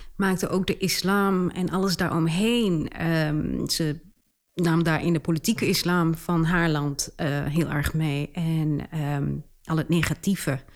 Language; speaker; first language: Dutch; early bilingual, other home language; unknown